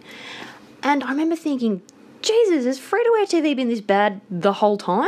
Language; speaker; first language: English; native; English